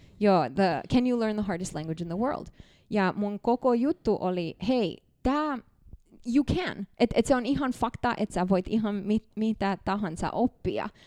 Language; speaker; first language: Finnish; non-native, fluent; Romanian